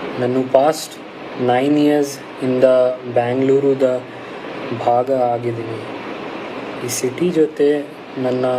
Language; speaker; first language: Kannada; non-native, local second language; Hindi